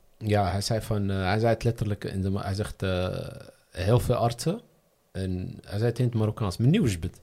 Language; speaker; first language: Dutch; early bilingual, other home language; Riffian